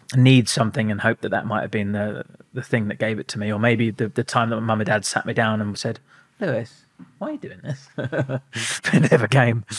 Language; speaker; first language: English; native; English